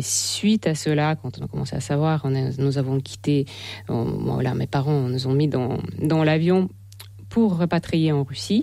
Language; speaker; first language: French; non-native, fluent; Russian